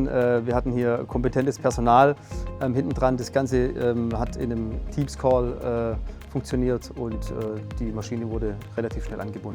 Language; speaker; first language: German; native; German